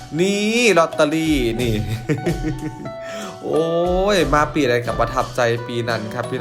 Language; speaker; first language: Thai; non-native, local second language; Lao